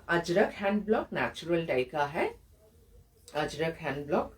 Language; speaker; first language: Hindi; non-native, local second language; Bangla